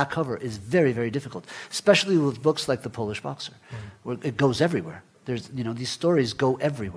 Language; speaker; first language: English; early bilingual, other home language; Spanish